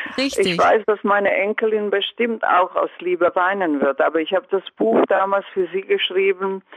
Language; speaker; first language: German; non-native, fluent; Croatian